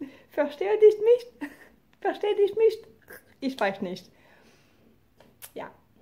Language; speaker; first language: German; non-native, learner; French